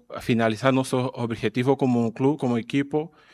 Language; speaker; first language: Spanish; non-native, learner; Portuguese